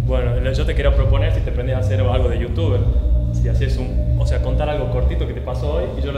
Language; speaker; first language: Spanish; native; Spanish